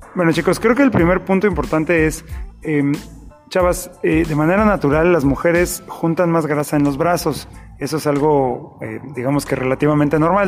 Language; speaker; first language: Spanish; native; Spanish